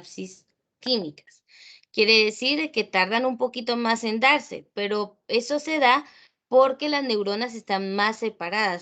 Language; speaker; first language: Spanish; native; Spanish